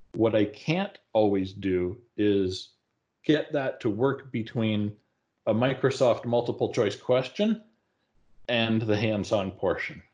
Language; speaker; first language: English; native; English